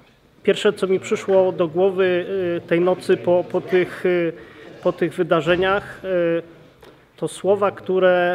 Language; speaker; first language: Polish; native; Polish